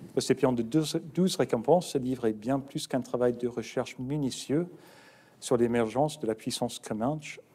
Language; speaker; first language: French; non-native, fluent; English